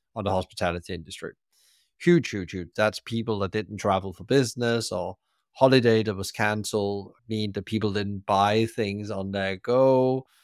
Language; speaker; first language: English; non-native, fluent; Danish